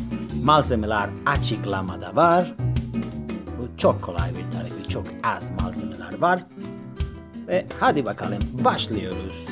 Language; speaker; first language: Turkish; non-native, learner; Spanish